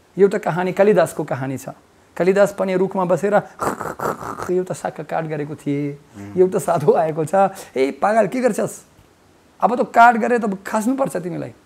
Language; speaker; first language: Nepali; non-native, fluent; Russian